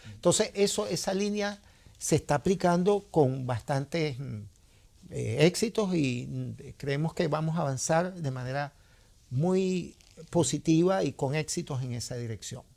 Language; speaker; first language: Spanish; native; Spanish